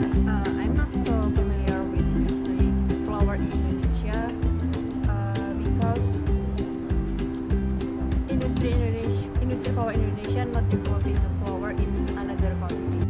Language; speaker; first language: English; non-native, learner; Indonesian